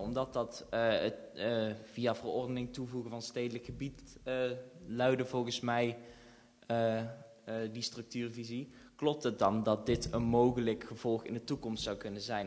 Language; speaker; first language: Dutch; native; Dutch